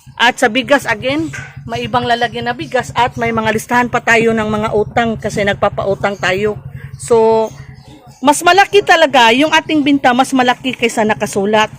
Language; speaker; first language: Filipino; non-native, local second language; Cebuano